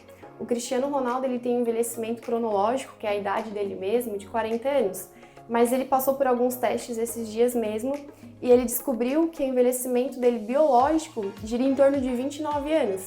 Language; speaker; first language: Portuguese; native; Portuguese